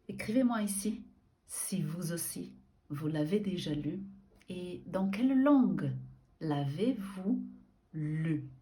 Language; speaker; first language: French; non-native, fluent; Portuguese